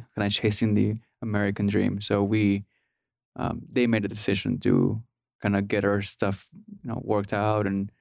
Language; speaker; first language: English; early bilingual, other home language; Spanish